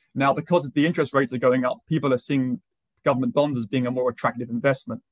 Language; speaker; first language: English; native; English